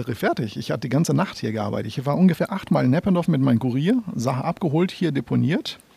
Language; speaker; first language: German; non-native, fluent; Portuguese